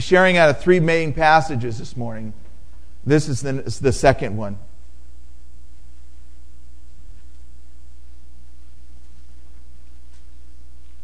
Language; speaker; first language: English; native; English